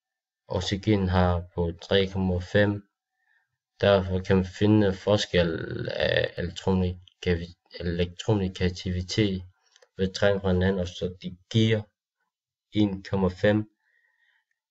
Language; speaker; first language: Danish; non-native, learner; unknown